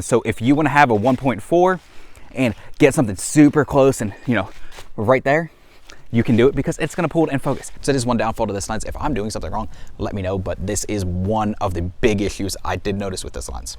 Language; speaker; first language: English; native; English